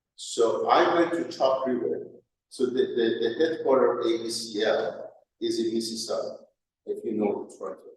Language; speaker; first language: English; non-native, fluent; Persian